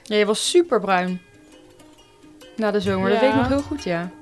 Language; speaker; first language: Dutch; native; Dutch